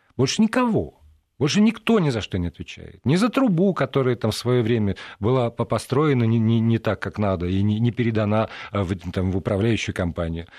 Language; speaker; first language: Russian; native; Russian